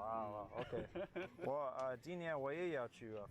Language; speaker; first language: Chinese; non-native, learner; English